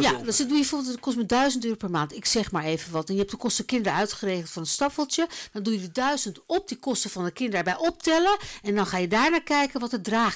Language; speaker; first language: Dutch; native; Dutch